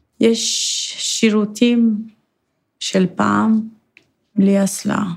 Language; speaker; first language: Hebrew; non-native, fluent; Persian